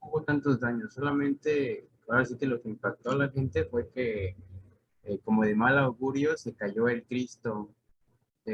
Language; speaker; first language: Spanish; native; Spanish